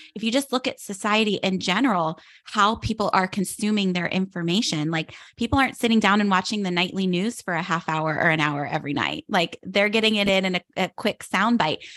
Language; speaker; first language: English; native; English